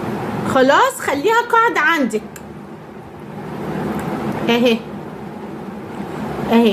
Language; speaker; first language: Arabic; native; Arabic